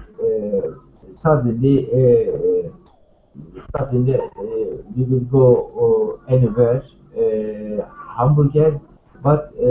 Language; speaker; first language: English; non-native, learner; Turkish